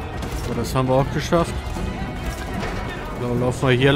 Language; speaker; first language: German; native; German